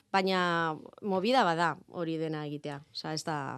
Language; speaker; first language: Basque; non-native, local second language; Spanish